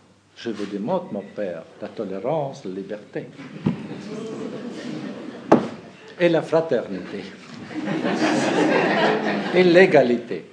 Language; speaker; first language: French; non-native, fluent; German